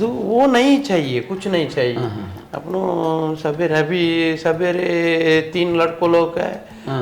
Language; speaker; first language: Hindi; non-native, local second language; Kannada